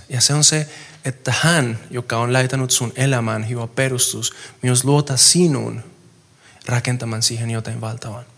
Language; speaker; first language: Finnish; non-native, fluent; Spanish